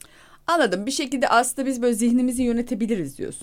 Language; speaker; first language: Turkish; native; Turkish